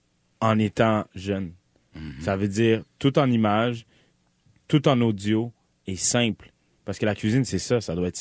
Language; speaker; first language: French; native; French